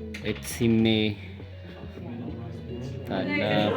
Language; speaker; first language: Finnish; non-native, learner; Amharic